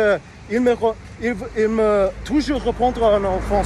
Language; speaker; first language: French; non-native, learner; English